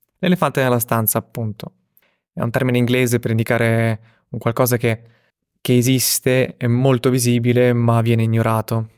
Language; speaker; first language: Italian; early bilingual, other home language; Russian